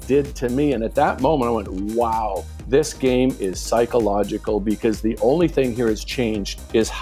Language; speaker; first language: English; native; English